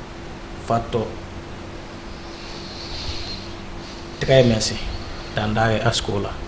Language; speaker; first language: Italian; non-native, learner; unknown